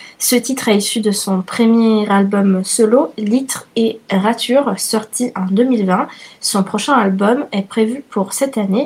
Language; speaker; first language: French; non-native, fluent; Italian